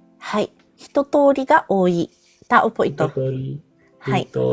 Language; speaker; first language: Japanese; non-native, fluent; Filipino